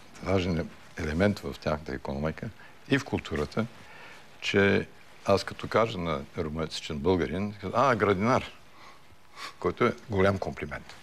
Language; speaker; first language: Bulgarian; early bilingual, heritage; Bulgarian